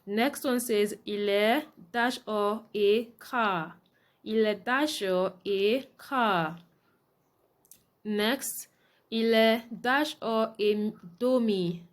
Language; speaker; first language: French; non-native, fluent; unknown